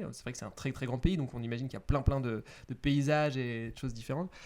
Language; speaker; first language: French; native; French